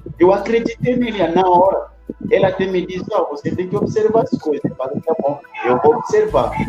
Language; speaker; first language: Portuguese; non-native, learner; French